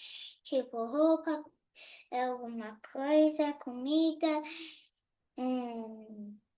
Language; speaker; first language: Portuguese; early bilingual, heritage; Portuguese